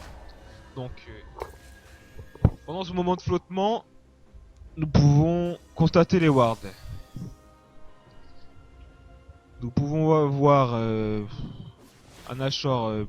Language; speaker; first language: French; native; French